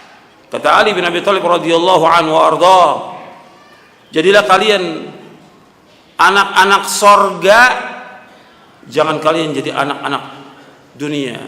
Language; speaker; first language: Indonesian; native; Indonesian